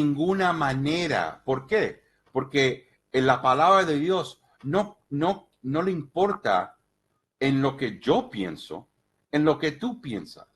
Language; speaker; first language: Spanish; early bilingual, heritage; Spanish